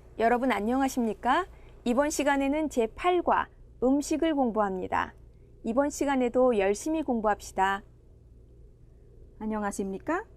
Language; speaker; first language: Korean; non-native, fluent; Indonesian